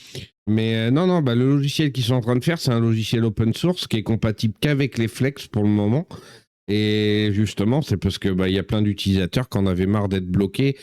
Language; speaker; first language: French; native; French